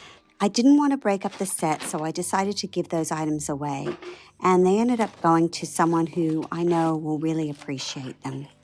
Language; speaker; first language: English; native; English